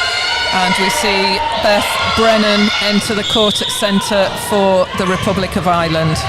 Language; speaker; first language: English; native; English